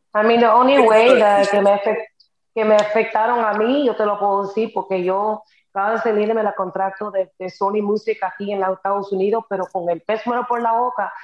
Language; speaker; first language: Spanish; early bilingual, heritage; Spanish